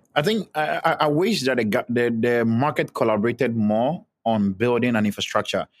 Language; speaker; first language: English; non-native, local second language; Ewe